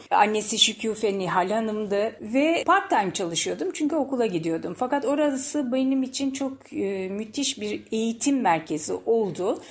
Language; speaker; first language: Turkish; native; Turkish